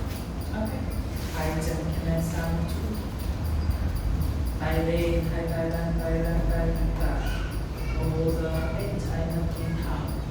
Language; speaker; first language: Vietnamese; non-native, learner; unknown